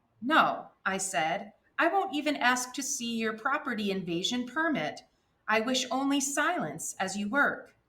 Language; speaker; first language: English; native; English